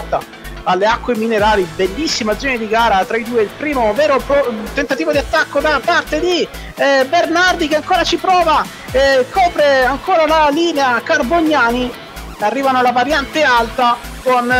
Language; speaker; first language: Italian; native; Italian